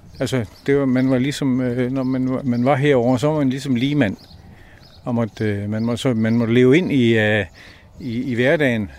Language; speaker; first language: Danish; native; Danish